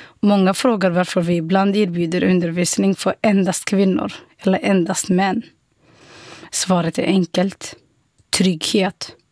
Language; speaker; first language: Swedish; non-native, fluent; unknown